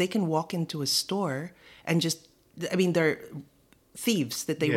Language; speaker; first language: English; native; English